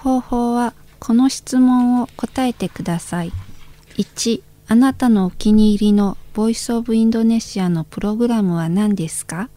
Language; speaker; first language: Japanese; non-native, learner; Indonesian